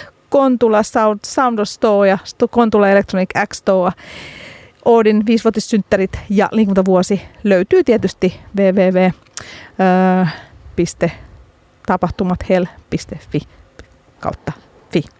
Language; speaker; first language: Finnish; native; Finnish